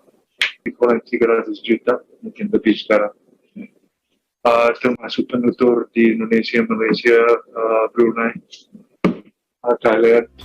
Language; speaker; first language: Indonesian; non-native, fluent; English